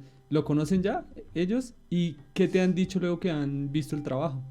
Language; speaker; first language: Spanish; native; Spanish